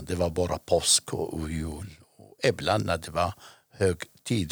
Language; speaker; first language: Swedish; non-native, fluent; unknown